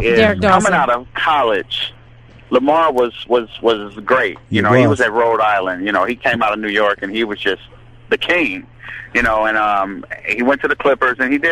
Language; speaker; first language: English; native; English